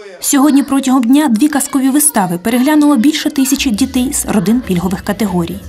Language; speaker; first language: Ukrainian; native; Ukrainian